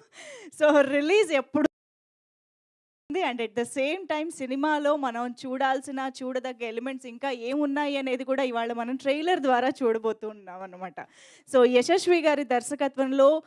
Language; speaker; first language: Telugu; native; Telugu